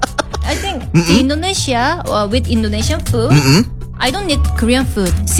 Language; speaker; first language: English; non-native, learner; Korean